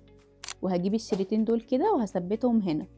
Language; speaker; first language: Arabic; native; Arabic